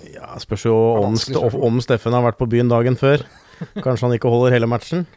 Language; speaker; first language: Norwegian; native; Norwegian